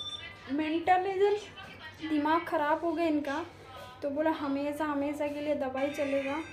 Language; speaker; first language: Hindi; non-native, local second language; Bangla